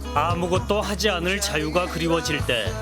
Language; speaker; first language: Korean; native; Korean